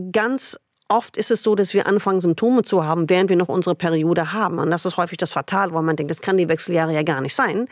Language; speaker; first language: German; non-native, fluent; English